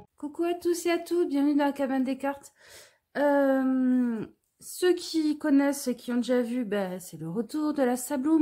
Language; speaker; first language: French; native; French